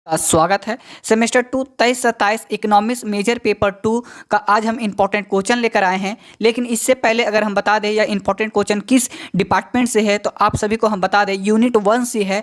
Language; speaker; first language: Hindi; native; Hindi